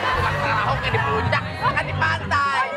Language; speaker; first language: Indonesian; native; Indonesian